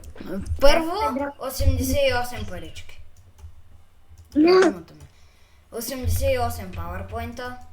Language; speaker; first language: Bulgarian; native; Bulgarian